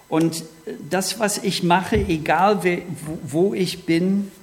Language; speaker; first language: German; non-native, fluent; English